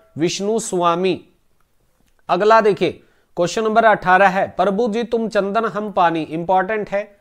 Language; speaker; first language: Hindi; native; Hindi